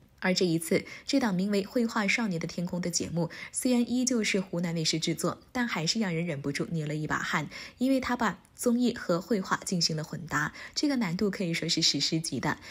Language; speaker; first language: Chinese; native; Chinese